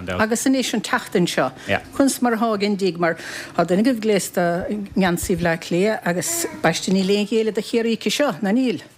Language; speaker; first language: Irish; native; Irish